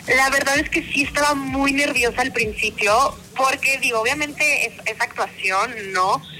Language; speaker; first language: Spanish; native; Spanish